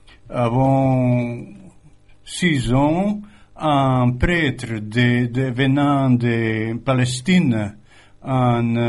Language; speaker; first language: French; non-native, fluent; Croatian